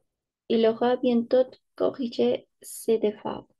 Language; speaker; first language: French; non-native, learner; Spanish